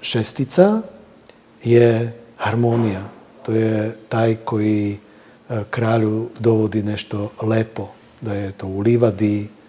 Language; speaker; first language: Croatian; non-native, fluent; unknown